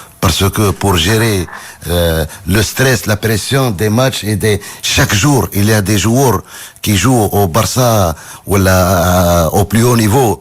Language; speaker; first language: French; non-native, local second language; Arabic